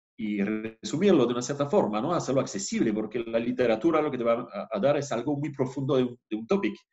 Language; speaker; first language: Spanish; non-native, fluent; French